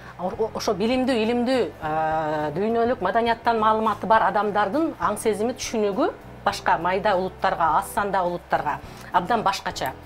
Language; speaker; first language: Kyrgyz; native; Kyrgyz